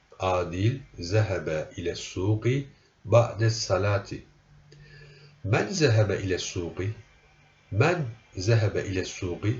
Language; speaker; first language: Arabic; non-native, fluent; Turkish